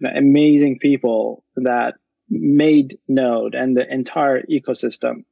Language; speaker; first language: English; non-native, fluent; Turkish